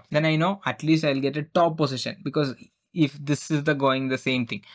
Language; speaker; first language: English; non-native, local second language; Malayalam